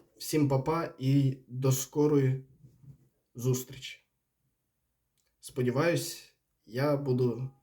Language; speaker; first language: Ukrainian; non-native, local second language; Russian